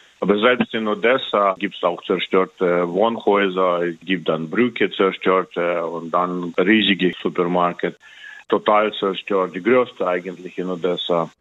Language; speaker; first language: German; non-native, fluent; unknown